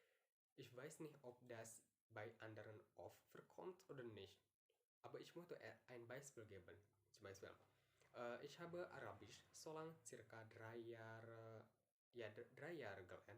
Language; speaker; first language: German; non-native, learner; Indonesian